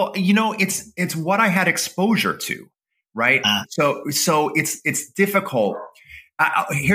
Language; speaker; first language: English; native; English